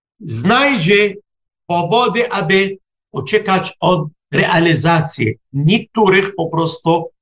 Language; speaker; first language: Polish; non-native, fluent; Arabic